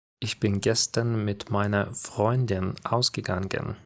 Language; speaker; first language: German; non-native, fluent; Ukrainian